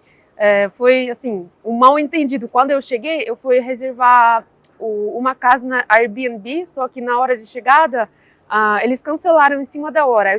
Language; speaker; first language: Portuguese; non-native, fluent; Russian